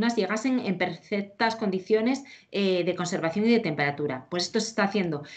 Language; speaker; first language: Spanish; native; Spanish